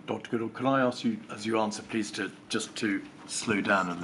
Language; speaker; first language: English; native; English